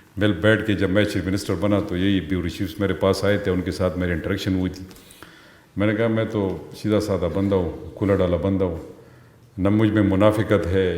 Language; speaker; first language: Urdu; non-native, local second language; Pashto